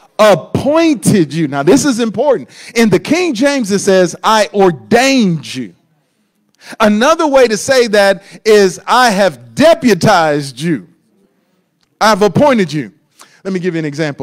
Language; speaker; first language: English; native; English